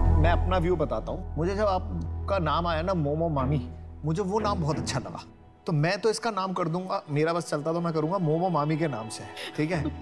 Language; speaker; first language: Hindi; native; Hindi